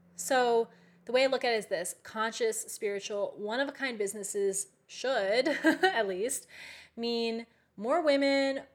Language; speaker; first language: English; native; English